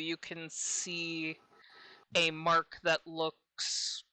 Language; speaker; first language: English; native; English